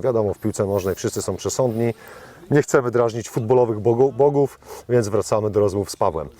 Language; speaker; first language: Polish; native; Polish